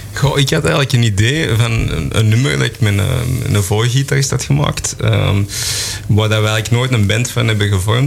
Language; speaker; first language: Dutch; native; Dutch